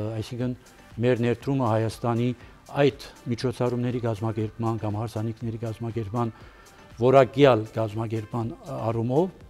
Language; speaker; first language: Armenian; early bilingual, heritage; Armenian